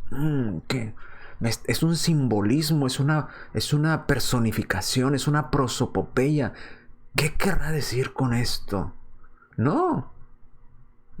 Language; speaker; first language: Spanish; native; Spanish